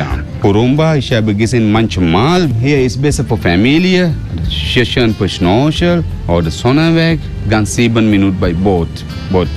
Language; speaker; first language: German; non-native, learner; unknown